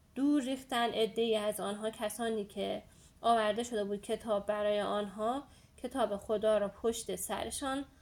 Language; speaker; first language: Persian; native; Persian